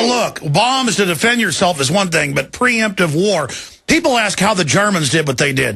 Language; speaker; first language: English; native; English